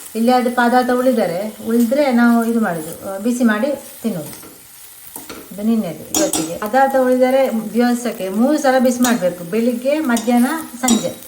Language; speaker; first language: Kannada; native; Kannada